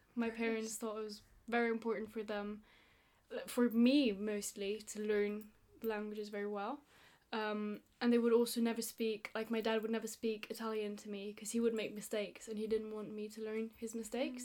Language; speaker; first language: English; non-native, fluent; Italian